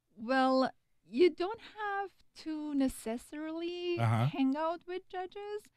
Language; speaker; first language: English; non-native, fluent; Persian